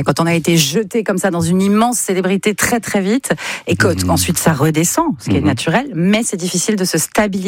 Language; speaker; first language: French; native; French